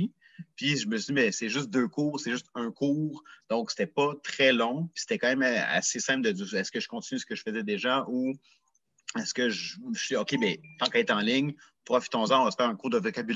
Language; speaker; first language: French; native; French